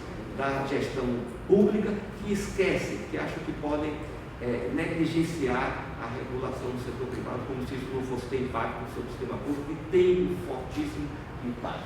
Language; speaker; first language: Portuguese; native; Portuguese